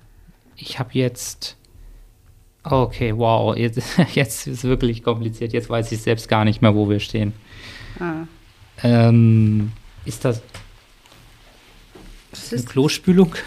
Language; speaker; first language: German; native; German